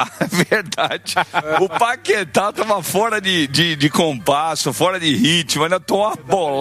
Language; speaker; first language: Portuguese; native; Portuguese